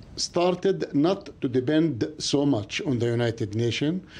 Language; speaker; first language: English; non-native, fluent; Arabic